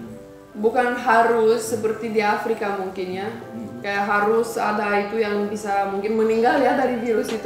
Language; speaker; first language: Indonesian; non-native, fluent; Romanian